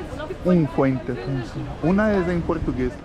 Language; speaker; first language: Spanish; non-native, fluent; Portuguese